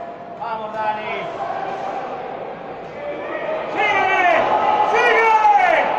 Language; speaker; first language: Spanish; native; Spanish